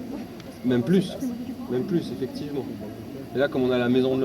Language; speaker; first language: French; native; French